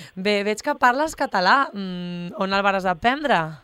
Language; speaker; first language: Catalan; native; Catalan